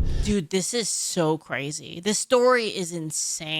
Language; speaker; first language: English; native; English